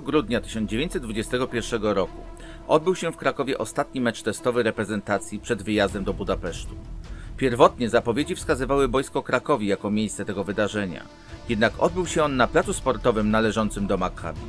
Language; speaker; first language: Polish; native; Polish